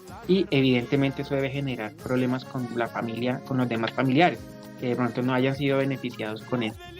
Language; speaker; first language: Spanish; native; Spanish